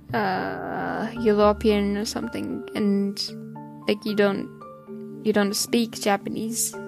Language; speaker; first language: English; non-native, learner; Japanese